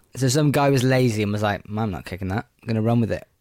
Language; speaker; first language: English; native; English